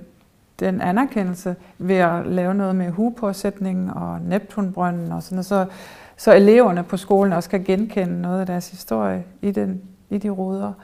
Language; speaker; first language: Danish; early bilingual, heritage; German